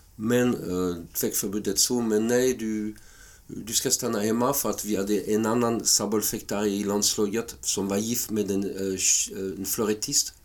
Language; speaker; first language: Swedish; non-native, fluent; French